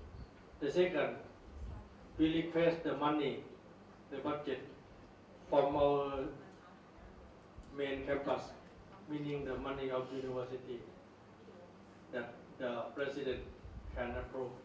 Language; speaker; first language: English; non-native, learner; Thai